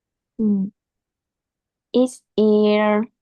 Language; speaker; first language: English; non-native, learner; Vietnamese